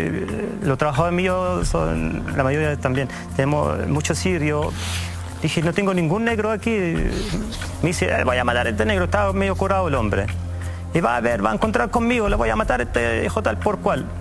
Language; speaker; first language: Spanish; native; Spanish